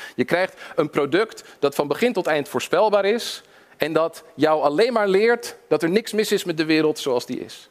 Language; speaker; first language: Dutch; early bilingual, other home language; English